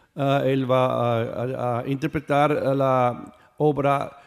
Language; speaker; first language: Spanish; non-native, learner; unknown